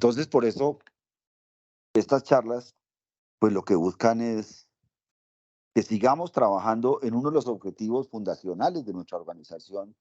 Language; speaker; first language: Spanish; native; Spanish